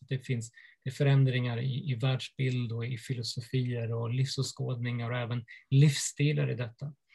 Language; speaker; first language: Swedish; native; Swedish